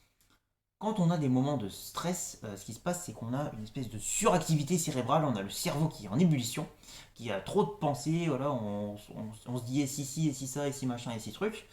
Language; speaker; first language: French; native; French